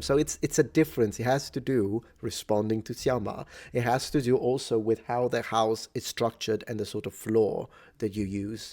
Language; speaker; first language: English; non-native, fluent; Italian